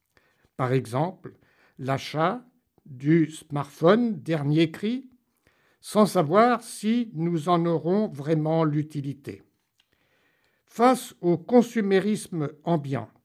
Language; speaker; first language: French; native; French